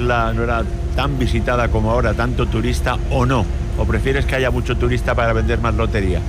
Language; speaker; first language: Spanish; native; Spanish